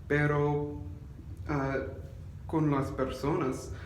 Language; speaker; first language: Spanish; non-native, learner; English